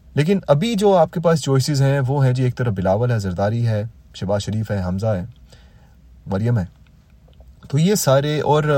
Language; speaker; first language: Urdu; native; Urdu